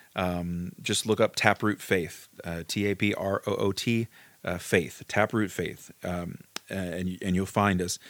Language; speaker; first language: English; native; English